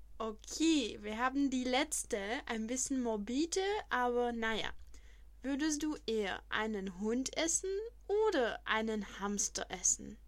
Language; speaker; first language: German; non-native, fluent; Czech